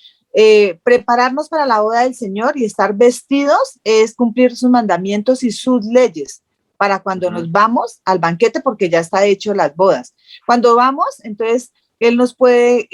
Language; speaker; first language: Spanish; native; Spanish